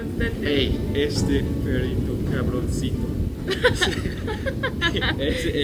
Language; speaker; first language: Spanish; non-native, learner; English